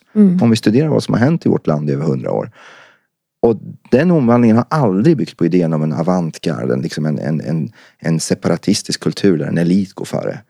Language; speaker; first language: Swedish; early bilingual, other home language; Persian